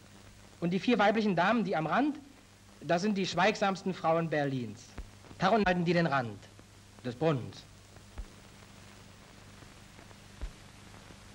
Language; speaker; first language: German; native; German